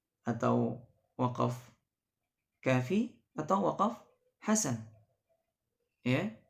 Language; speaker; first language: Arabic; non-native, fluent; Indonesian